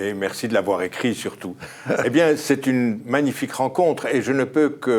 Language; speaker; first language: French; native; French